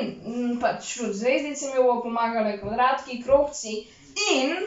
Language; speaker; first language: Slovenian; native; Slovenian